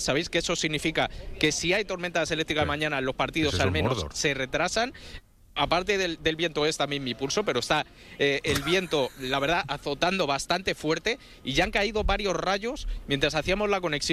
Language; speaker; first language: Spanish; native; Spanish